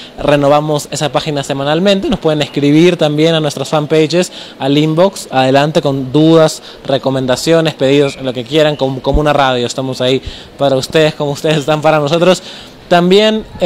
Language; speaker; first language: Spanish; native; Spanish